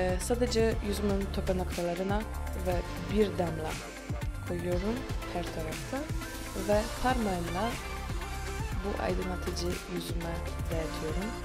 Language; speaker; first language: Turkish; non-native, fluent; Russian